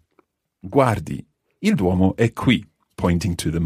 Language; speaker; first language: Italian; non-native, fluent; English